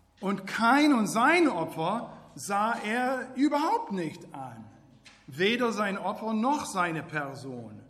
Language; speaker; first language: German; non-native, fluent; English